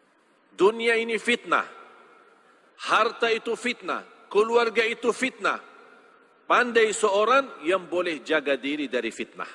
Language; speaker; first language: Indonesian; non-native, fluent; Arabic